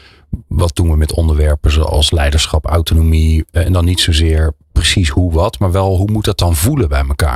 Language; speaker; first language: Dutch; native; Dutch